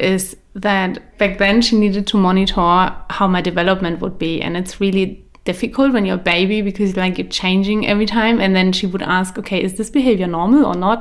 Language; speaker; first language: English; early bilingual, other home language; German